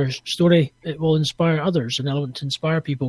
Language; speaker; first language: English; native; English